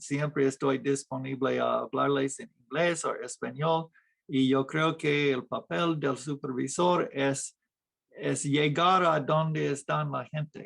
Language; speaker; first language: Spanish; non-native, fluent; English